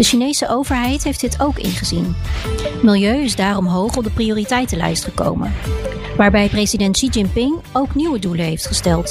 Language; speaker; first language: Dutch; native; Dutch